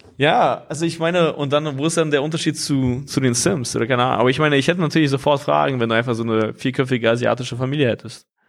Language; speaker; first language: German; non-native, fluent; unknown